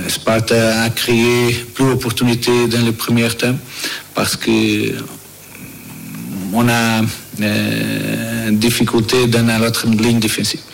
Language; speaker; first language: French; non-native, learner; Portuguese